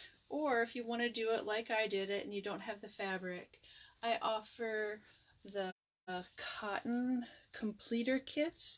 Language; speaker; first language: English; native; English